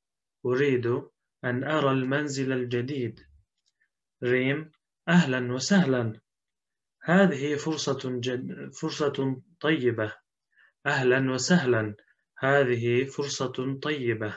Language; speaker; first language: Arabic; non-native, fluent; Turkish